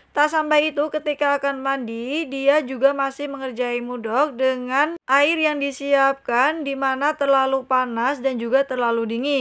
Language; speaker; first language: Indonesian; native; Indonesian